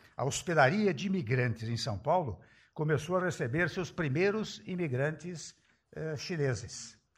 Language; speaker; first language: Portuguese; early bilingual, other home language; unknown